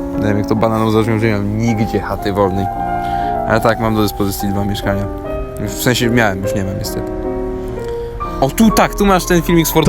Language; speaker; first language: Polish; native; Polish